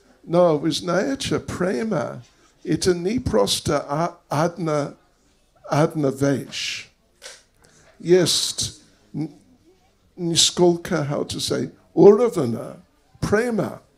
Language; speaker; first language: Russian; non-native, learner; English